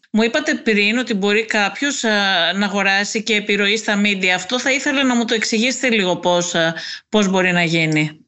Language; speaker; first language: Greek; native; Greek